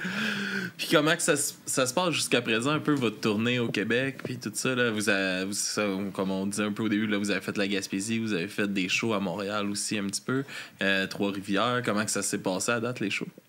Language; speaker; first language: French; native; French